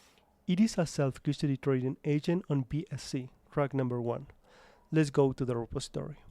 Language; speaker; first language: English; non-native, fluent; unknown